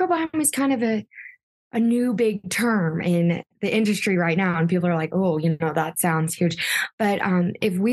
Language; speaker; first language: English; native; English